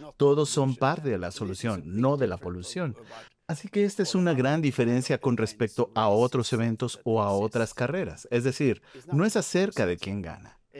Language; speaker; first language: Spanish; non-native, fluent; Swedish